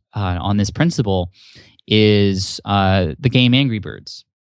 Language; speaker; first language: English; early bilingual, other home language; Filipino